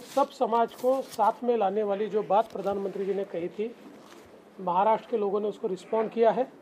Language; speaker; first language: Hindi; non-native, local second language; Marathi